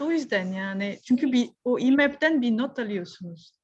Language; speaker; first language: Turkish; non-native, fluent; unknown